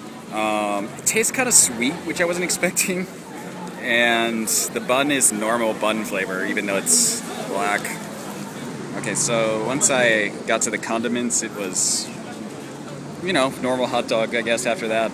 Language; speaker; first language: English; native; English